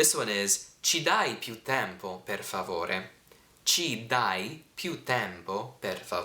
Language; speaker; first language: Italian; early bilingual, heritage; English